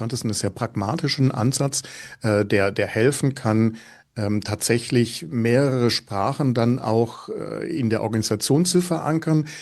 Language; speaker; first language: German; native; German